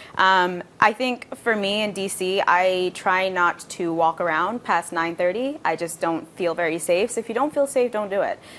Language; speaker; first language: English; non-native, local second language; Bangla